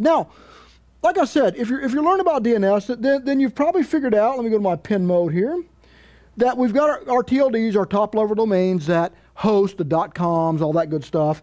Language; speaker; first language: English; native; English